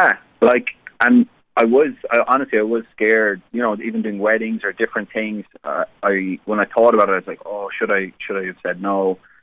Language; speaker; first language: English; native; English